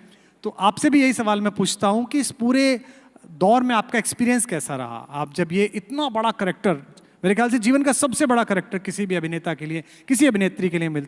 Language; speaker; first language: Hindi; native; Hindi